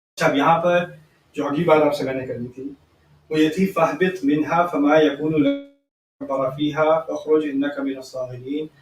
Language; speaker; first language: Urdu; early bilingual, heritage; Urdu